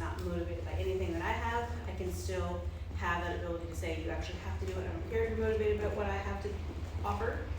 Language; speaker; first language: English; native; English